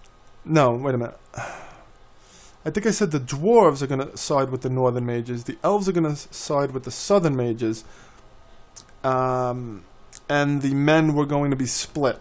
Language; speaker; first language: English; native; English